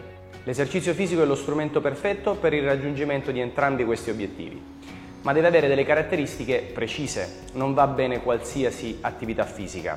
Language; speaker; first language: Italian; native; Italian